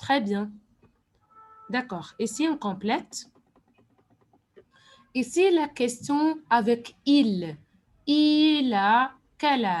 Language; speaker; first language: French; non-native, fluent; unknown